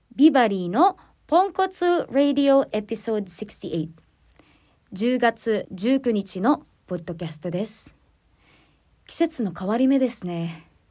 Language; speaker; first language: Japanese; non-native, fluent; Filipino